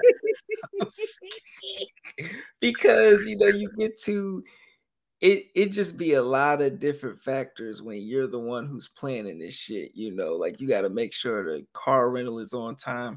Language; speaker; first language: English; native; English